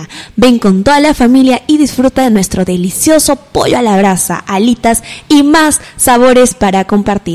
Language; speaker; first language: Spanish; native; Spanish